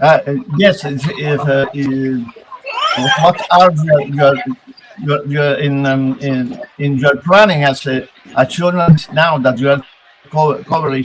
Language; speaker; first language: English; non-native, learner; Spanish